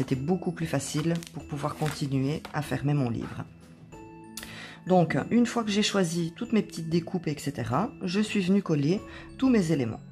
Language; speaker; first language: French; native; French